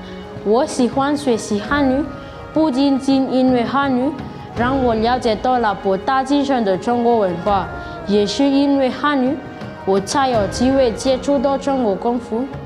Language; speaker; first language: Chinese; non-native, learner; Malagasy